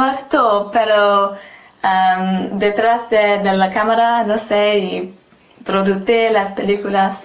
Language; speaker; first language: Spanish; non-native, learner; English